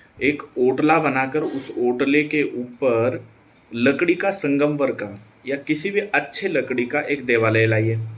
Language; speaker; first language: Hindi; non-native, local second language; Marathi